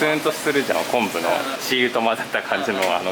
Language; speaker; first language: Japanese; native; Japanese